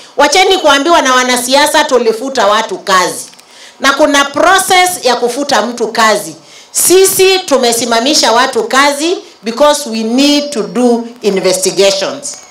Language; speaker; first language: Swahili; native; Swahili